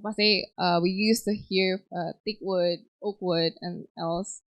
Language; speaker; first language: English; non-native, fluent; Indonesian